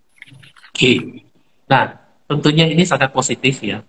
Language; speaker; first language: Indonesian; native; Indonesian